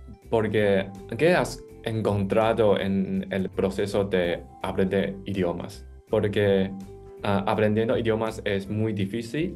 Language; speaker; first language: Spanish; non-native, fluent; Chinese